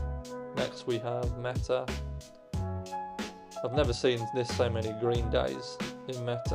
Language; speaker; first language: English; native; English